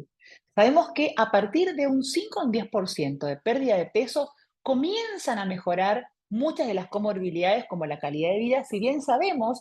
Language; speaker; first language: Spanish; native; Spanish